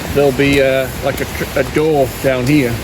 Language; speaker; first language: English; native; English